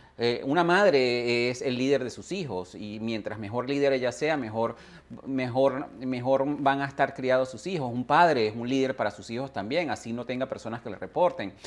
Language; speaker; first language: Spanish; native; Spanish